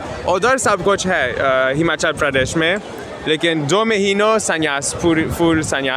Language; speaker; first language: Hindi; non-native, learner; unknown